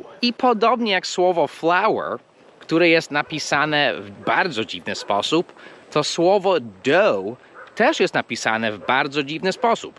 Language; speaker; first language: Polish; non-native, fluent; English